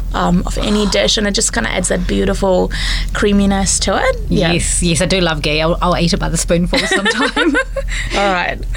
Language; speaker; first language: English; native; English